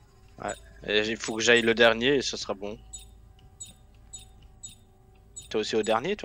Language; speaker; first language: French; native; French